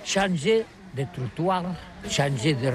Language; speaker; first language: French; non-native, learner; Catalan